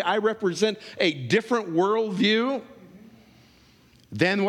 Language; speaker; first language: English; native; English